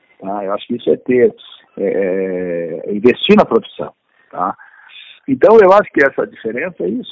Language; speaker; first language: Portuguese; native; Portuguese